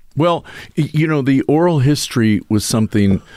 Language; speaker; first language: English; early bilingual, other home language; Russian